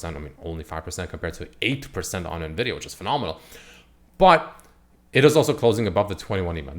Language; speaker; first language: English; native; English